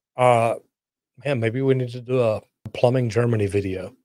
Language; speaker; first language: English; native; English